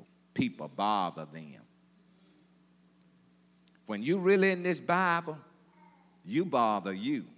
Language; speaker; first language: English; native; English